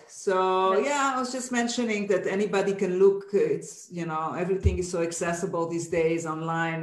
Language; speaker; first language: English; non-native, fluent; Hebrew